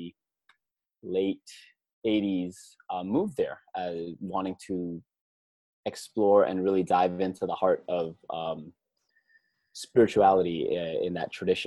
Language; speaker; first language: English; native; English